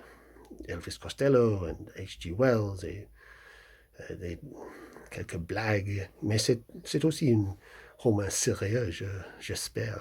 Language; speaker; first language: French; non-native, fluent; English